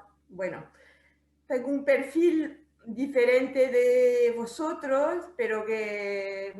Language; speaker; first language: Spanish; non-native, fluent; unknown